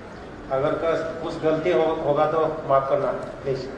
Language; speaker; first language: Hindi; non-native, local second language; Bodo